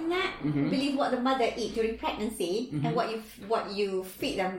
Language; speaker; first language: English; non-native, local second language; Malay